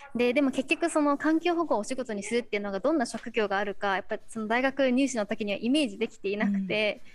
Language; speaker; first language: Japanese; native; Japanese